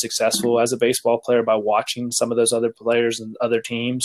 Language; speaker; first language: English; native; English